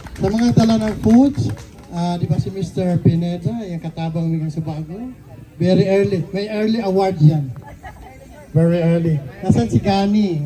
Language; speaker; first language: Filipino; non-native, local second language; Bikol